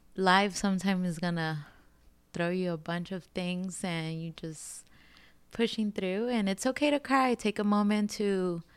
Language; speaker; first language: English; early bilingual, other home language; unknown